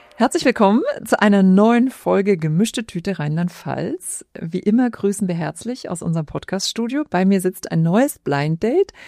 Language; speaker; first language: German; native; German